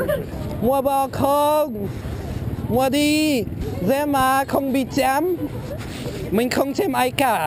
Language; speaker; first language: Vietnamese; non-native, fluent; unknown